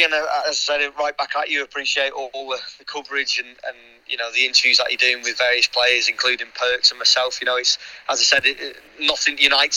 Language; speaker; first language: English; native; English